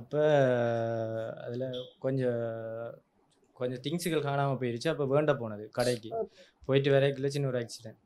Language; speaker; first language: Tamil; native; Tamil